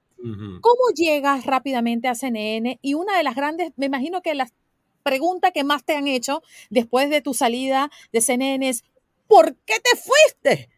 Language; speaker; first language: Spanish; native; Spanish